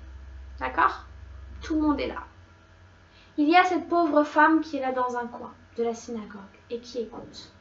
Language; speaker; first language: French; native; French